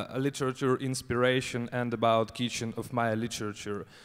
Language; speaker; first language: English; non-native, learner; Russian